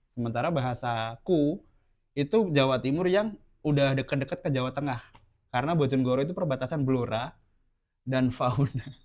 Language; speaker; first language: Indonesian; native; Indonesian